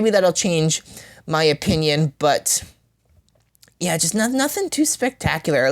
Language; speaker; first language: English; native; English